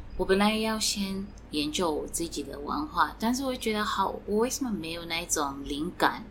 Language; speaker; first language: Chinese; non-native, fluent; Swati